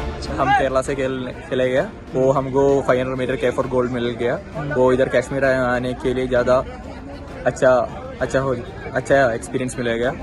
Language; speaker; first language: Hindi; non-native, local second language; Malayalam